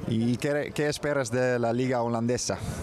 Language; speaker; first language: Spanish; non-native, fluent; Dutch